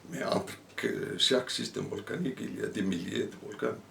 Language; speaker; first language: French; non-native, fluent; Icelandic